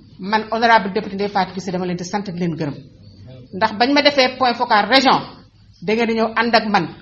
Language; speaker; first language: Wolof; native; Wolof